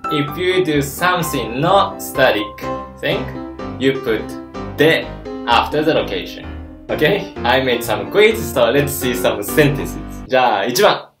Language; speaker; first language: English; non-native, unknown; Japanese